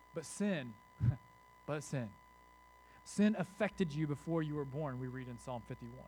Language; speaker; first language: English; native; English